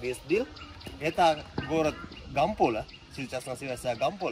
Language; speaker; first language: Russian; non-native, learner; Sinhala